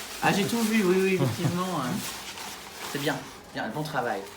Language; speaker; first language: French; native; French